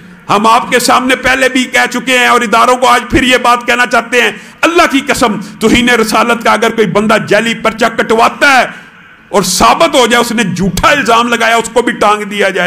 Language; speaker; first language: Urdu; non-native, local second language; Punjabi